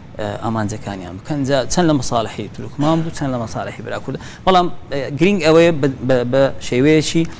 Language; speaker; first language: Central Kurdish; non-native, local second language; Azerbaijani